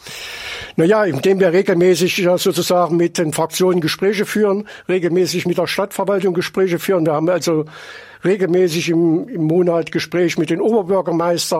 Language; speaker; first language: German; native; German